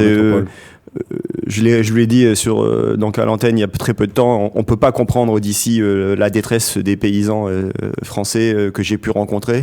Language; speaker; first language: French; native; French